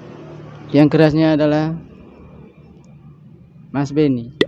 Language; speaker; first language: Indonesian; non-native, local second language; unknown